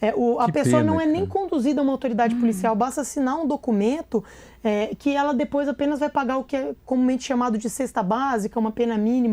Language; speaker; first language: Portuguese; native; Portuguese